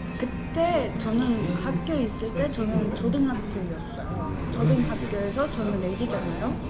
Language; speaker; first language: Korean; non-native, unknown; Russian